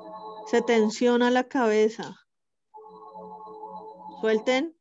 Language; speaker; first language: Spanish; native; Spanish